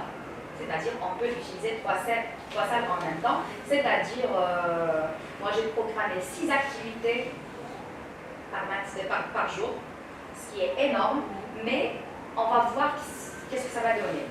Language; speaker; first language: French; non-native, local second language; Arabic